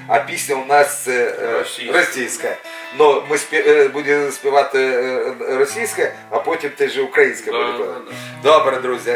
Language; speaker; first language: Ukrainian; non-native, local second language; Russian